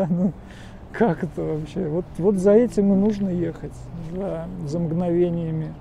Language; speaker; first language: Russian; native; Russian